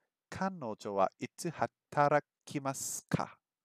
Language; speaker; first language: Japanese; non-native, learner; English